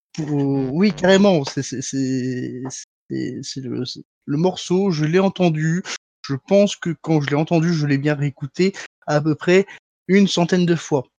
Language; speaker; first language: French; native; French